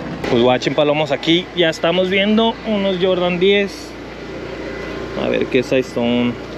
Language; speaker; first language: Spanish; native; Spanish